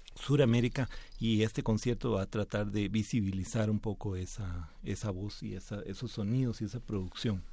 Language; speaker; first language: Spanish; native; Spanish